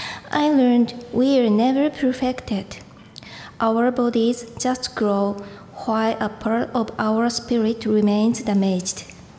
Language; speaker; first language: English; non-native, learner; Japanese